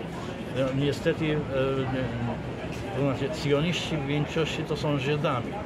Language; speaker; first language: Polish; non-native, fluent; Arabic